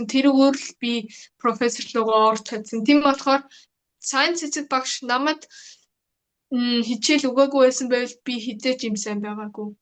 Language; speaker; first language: Mongolian; early bilingual, heritage; Mongolian